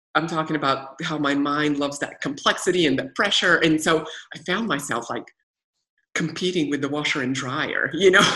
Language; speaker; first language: English; non-native, fluent; Bulgarian